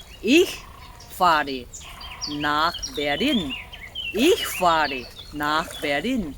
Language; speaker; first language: German; non-native, fluent; Thai